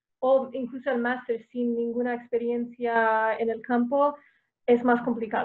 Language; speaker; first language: Spanish; non-native, fluent; English